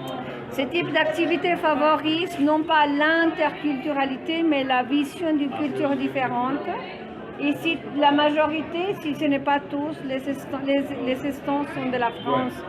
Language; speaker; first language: French; non-native, fluent; Spanish